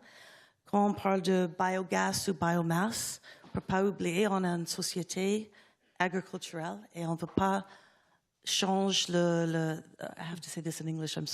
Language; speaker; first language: French; non-native, learner; English